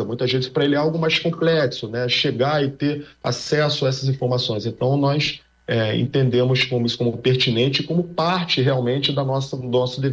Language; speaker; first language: Portuguese; native; Portuguese